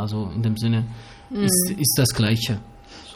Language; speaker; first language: German; early bilingual, other home language; Albanian